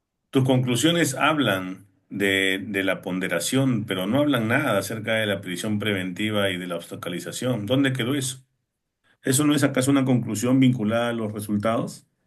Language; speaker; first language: Spanish; native; Spanish